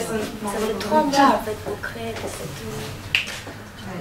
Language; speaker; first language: French; non-native, fluent; Vietnamese